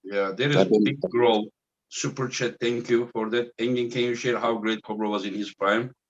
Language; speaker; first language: English; non-native, fluent; Turkish